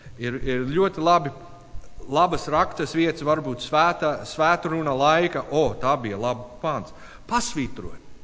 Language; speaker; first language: Latvian; non-native, learner; English